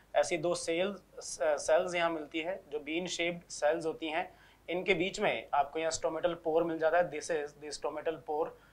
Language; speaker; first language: Hindi; native; Hindi